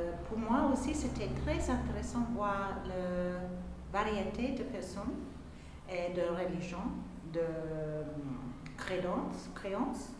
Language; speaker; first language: French; non-native, fluent; English